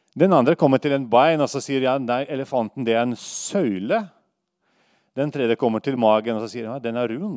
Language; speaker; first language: Norwegian; non-native, fluent; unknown